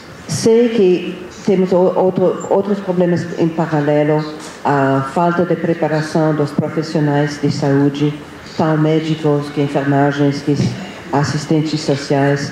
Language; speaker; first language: Portuguese; non-native, fluent; English